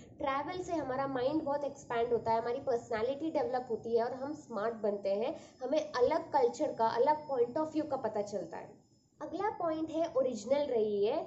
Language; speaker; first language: Hindi; native; Hindi